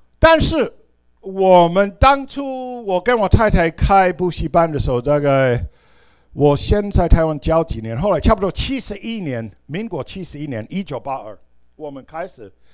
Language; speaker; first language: Chinese; non-native, fluent; English